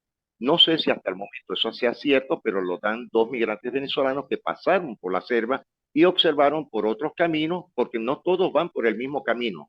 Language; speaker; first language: Spanish; native; Spanish